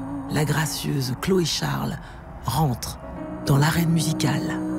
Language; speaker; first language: French; native; French